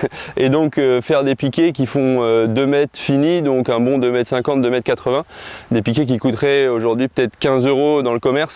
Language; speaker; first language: French; native; French